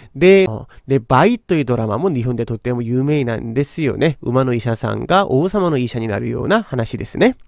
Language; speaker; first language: Japanese; non-native, fluent; Korean